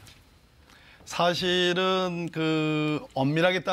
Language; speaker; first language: Korean; native; Korean